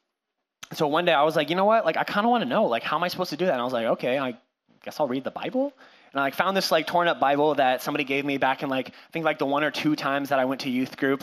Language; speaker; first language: English; native; English